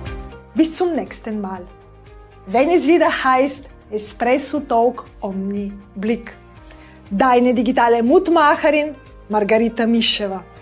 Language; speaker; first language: German; non-native, fluent; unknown